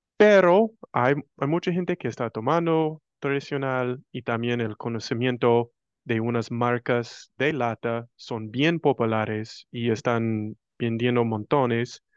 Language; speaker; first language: Spanish; non-native, fluent; English